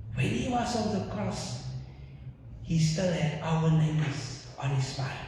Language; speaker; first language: English; non-native, local second language; Afrikaans